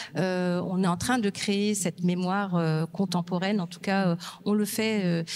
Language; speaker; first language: French; non-native, local second language; Berber languages